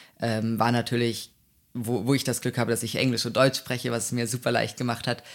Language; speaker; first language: German; native; German